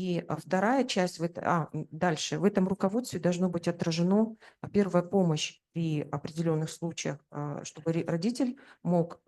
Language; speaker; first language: Russian; native; Russian